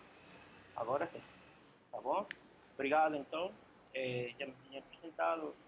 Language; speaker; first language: Portuguese; non-native, fluent; Spanish